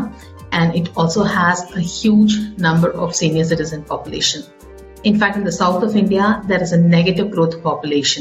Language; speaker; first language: English; non-native, local second language; Tamil